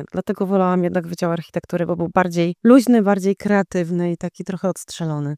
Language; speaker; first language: Polish; native; Polish